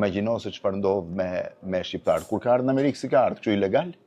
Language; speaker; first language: Albanian; native; Albanian